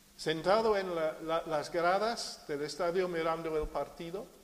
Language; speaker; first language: Spanish; non-native, fluent; English